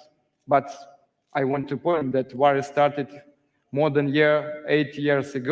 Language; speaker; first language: English; non-native, learner; Ukrainian